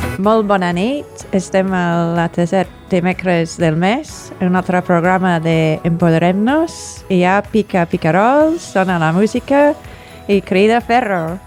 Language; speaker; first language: Catalan; non-native, fluent; English